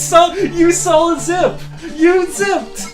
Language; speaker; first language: English; native; English